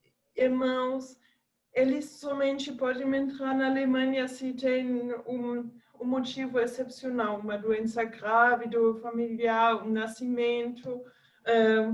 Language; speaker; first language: Portuguese; non-native, fluent; German